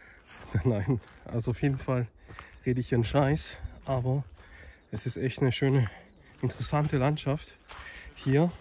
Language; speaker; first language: German; native; German